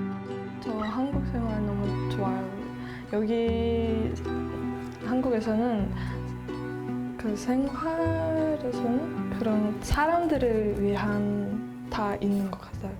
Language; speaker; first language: Korean; non-native, fluent; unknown